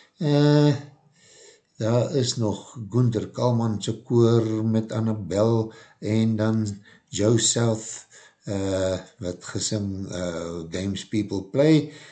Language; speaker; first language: Afrikaans; native; Afrikaans